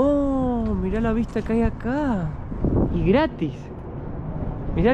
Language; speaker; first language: Spanish; native; Spanish